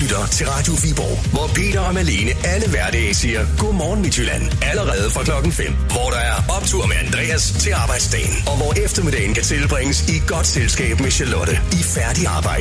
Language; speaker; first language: Danish; native; Danish